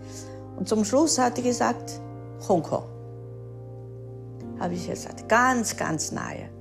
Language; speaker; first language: German; early bilingual, heritage; German